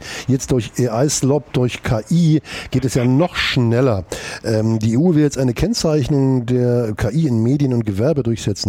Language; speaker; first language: German; native; German